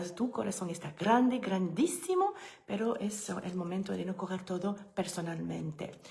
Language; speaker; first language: Spanish; non-native, learner; French